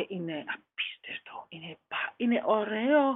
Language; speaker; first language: Greek; non-native, learner; German